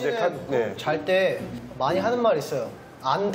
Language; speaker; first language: Korean; native; Korean